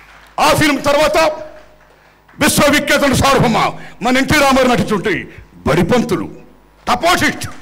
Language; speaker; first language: Telugu; native; Telugu